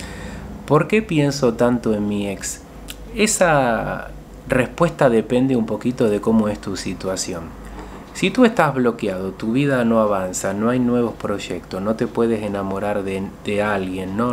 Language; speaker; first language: Spanish; native; Spanish